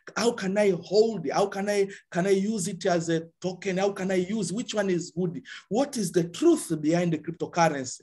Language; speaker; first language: English; non-native, local second language; Swahili